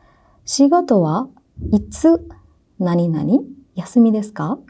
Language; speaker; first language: Japanese; non-native, fluent; Sinhala